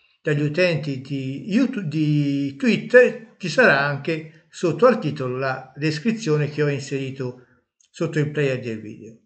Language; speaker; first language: Italian; native; Italian